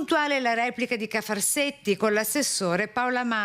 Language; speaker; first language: Italian; native; Italian